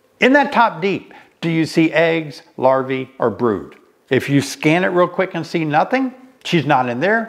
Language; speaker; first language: English; native; English